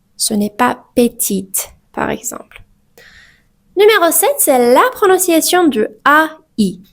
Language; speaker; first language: French; native; French